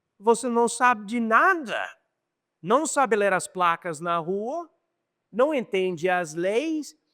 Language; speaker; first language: Portuguese; non-native, fluent; English